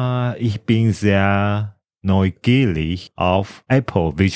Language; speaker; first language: German; non-native, learner; Chinese